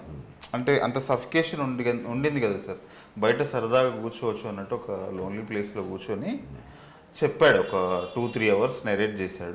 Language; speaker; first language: Telugu; native; Telugu